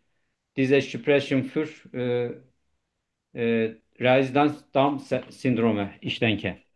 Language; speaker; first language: German; non-native, learner; Turkish